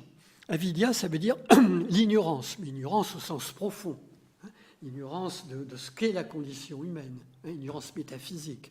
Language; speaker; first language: French; native; French